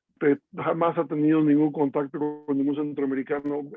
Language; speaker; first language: Spanish; native; Spanish